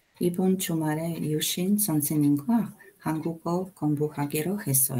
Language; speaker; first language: Korean; non-native, learner; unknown